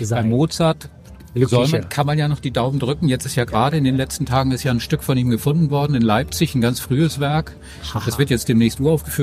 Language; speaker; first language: German; native; German